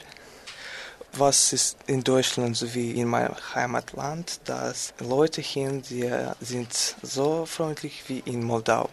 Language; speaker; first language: German; non-native, learner; Russian